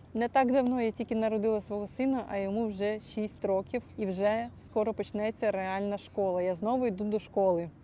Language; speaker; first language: Ukrainian; non-native, local second language; Russian